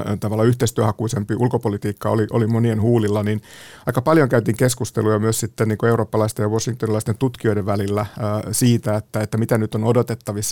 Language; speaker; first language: Finnish; native; Finnish